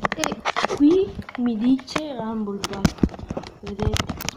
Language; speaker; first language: Italian; native; Italian